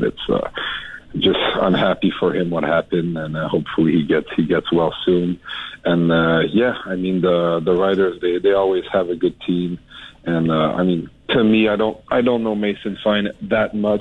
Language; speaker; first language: English; non-native, fluent; French